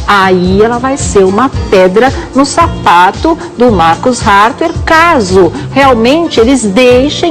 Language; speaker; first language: Portuguese; native; Portuguese